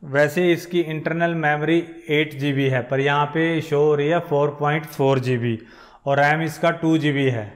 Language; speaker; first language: Hindi; non-native, local second language; Punjabi